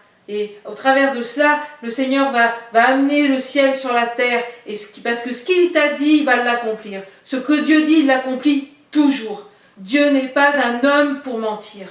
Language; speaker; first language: French; native; French